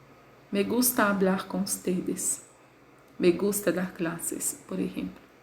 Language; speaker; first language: Spanish; non-native, learner; Portuguese